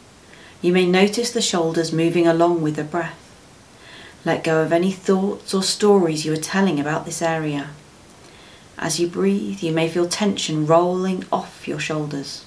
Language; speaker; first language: English; native; English